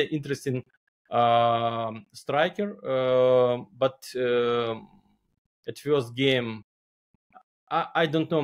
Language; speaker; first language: English; non-native, learner; Belarusian